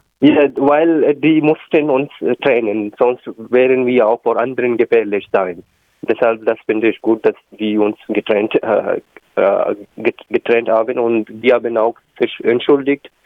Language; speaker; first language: German; non-native, learner; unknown